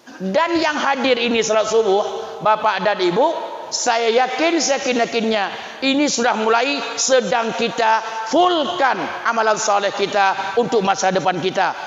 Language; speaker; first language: Malay; non-native, local second language; Achinese